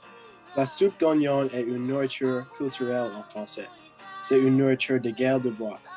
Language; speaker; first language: French; non-native, learner; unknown